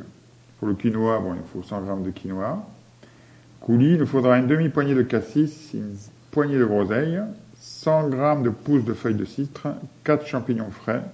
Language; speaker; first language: French; native; French